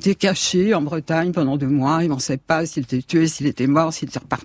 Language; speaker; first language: French; native; French